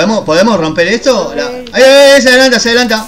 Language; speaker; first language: Spanish; native; Spanish